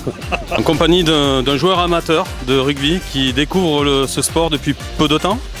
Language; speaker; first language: French; native; French